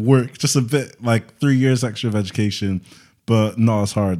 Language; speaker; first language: English; native; English